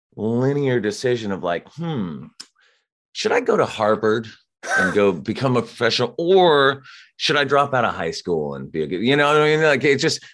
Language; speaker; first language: English; native; English